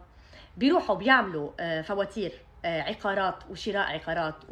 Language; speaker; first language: Arabic; native; Arabic